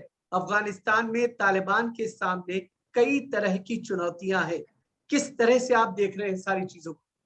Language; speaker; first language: Hindi; native; Hindi